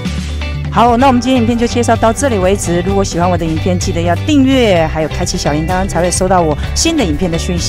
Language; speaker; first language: Chinese; native; Chinese